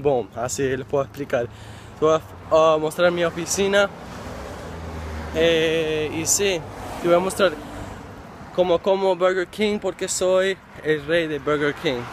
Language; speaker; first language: Spanish; early bilingual, other home language; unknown